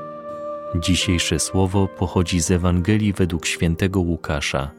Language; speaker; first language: Polish; native; Polish